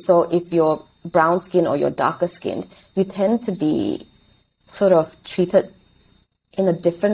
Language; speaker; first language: English; native; English